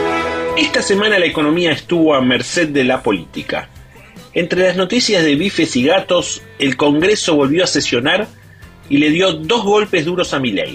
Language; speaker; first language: Spanish; native; Spanish